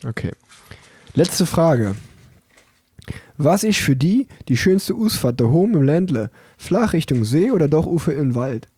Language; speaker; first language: German; native; German